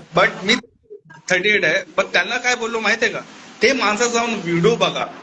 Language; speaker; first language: Marathi; non-native, local second language; Hindi